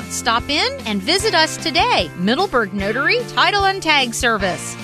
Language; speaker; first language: English; native; English